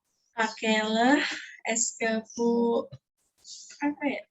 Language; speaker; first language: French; non-native, learner; Indonesian